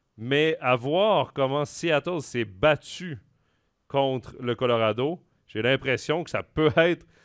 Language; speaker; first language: French; native; French